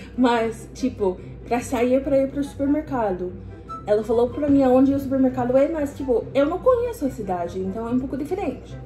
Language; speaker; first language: Portuguese; non-native, fluent; English